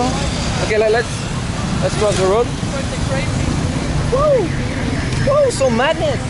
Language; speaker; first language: English; non-native, learner; French